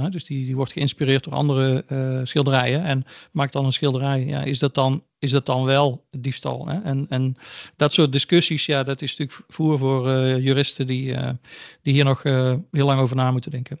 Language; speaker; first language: Dutch; native; Dutch